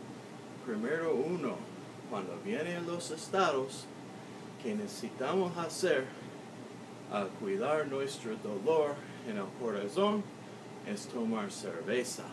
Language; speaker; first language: Spanish; non-native, learner; English